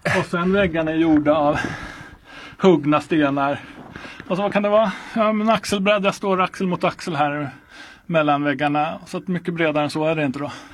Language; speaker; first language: Swedish; native; Swedish